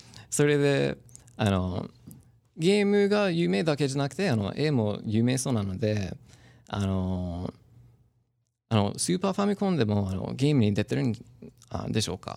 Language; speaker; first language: Japanese; non-native, fluent; English